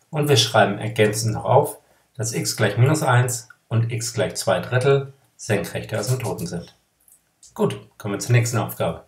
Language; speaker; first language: German; native; German